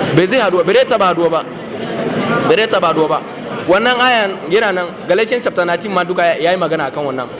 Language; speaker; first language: Hausa; non-native, local second language; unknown